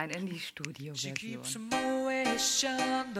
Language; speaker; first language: German; native; German